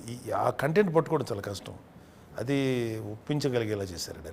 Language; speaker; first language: Telugu; native; Telugu